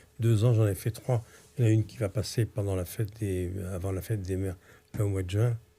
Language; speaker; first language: French; early bilingual, other home language; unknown